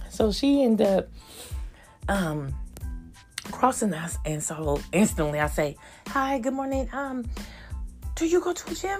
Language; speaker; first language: English; native; English